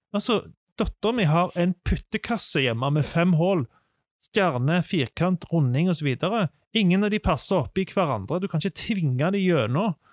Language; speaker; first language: Norwegian; native; Norwegian